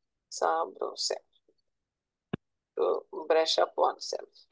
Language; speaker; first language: English; non-native, local second language; Telugu